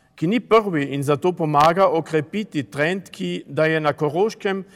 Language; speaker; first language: Slovenian; native; Slovenian